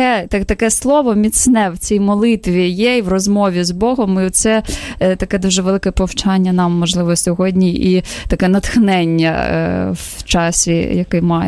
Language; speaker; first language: Ukrainian; native; Ukrainian